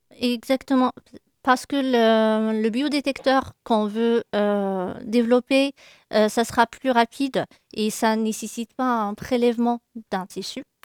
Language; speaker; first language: French; non-native, local second language; Arabic